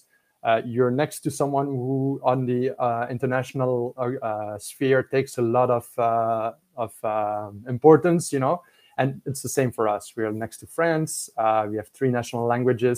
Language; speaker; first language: English; non-native, fluent; French